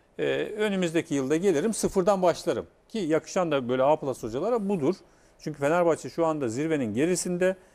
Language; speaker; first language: Turkish; native; Turkish